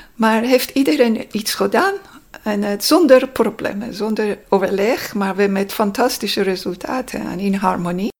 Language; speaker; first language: Dutch; non-native, fluent; Persian